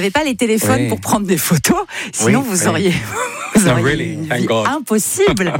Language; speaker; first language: French; native; French